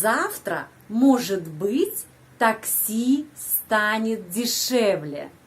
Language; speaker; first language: Russian; non-native, fluent; Indonesian